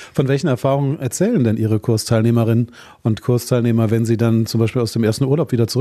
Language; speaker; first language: German; native; German